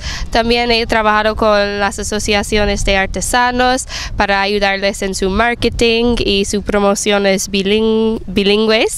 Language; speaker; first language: Spanish; non-native, fluent; English